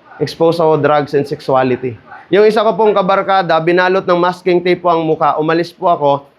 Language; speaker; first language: Filipino; non-native, local second language; Cebuano